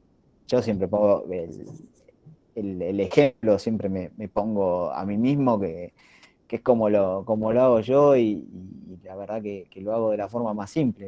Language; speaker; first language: Spanish; native; Spanish